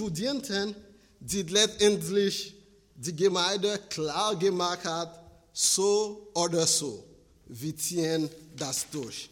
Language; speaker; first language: German; non-native, fluent; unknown